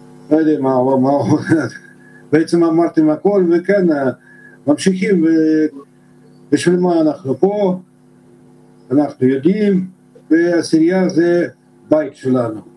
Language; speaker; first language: Hebrew; non-native, fluent; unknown